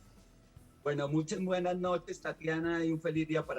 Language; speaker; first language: Spanish; native; Spanish